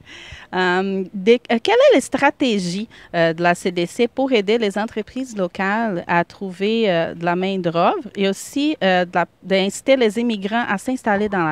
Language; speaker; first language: French; native; French